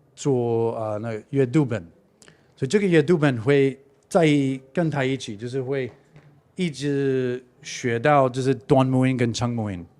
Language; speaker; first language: Chinese; non-native, fluent; English